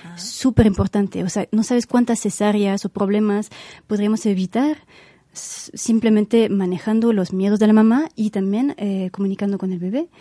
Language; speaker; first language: Spanish; non-native, fluent; French